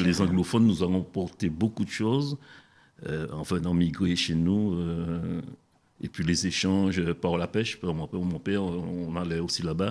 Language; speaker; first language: French; native; French